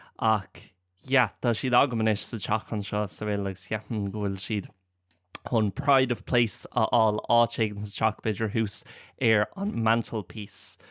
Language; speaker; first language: Irish; non-native, local second language; English